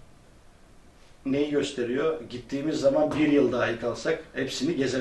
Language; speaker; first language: Turkish; early bilingual, other home language; Albanian